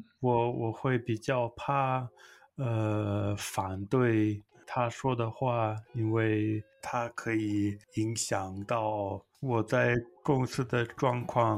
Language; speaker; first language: Chinese; non-native, learner; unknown